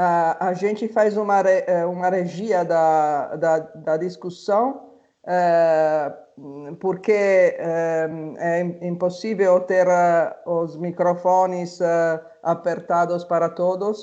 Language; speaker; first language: Portuguese; non-native, fluent; Italian